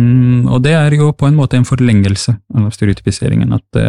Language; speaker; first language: Norwegian; non-native, fluent; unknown